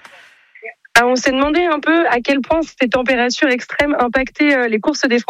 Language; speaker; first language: French; native; French